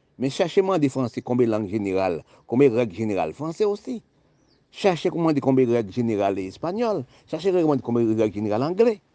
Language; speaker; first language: French; non-native, local second language; Haitian Creole